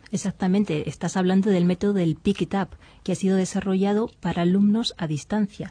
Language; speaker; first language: Spanish; native; Spanish